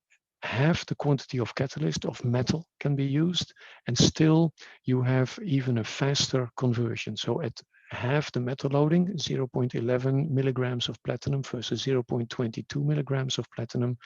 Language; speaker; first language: English; non-native, fluent; Dutch